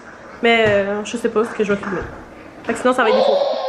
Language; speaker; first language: French; native; French